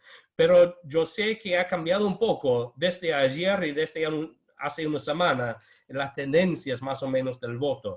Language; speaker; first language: Spanish; non-native, fluent; English